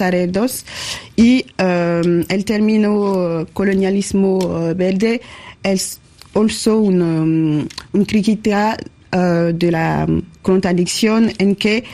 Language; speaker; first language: Spanish; non-native, learner; French